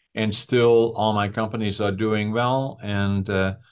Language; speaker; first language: English; non-native, fluent; Dutch